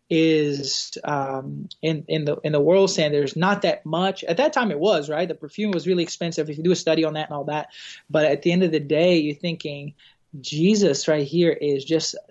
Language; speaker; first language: English; non-native, fluent; Portuguese